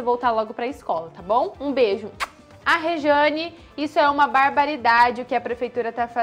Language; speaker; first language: Portuguese; native; Portuguese